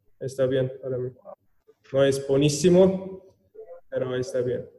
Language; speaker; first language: Spanish; non-native, learner; Turkish